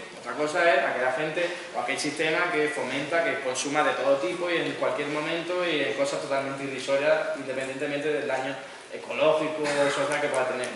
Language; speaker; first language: Spanish; native; Spanish